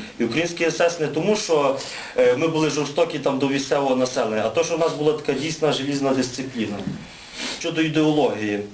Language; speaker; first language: Ukrainian; native; Ukrainian